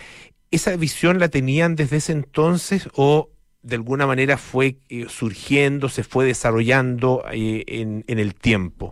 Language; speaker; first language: Spanish; native; Spanish